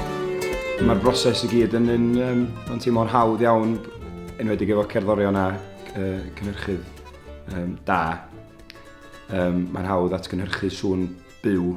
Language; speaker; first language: Welsh; native; Welsh